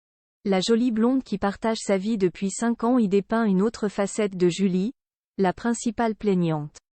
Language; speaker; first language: French; native; French